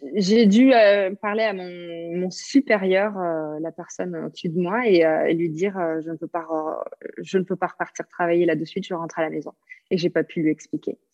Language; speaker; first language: French; native; French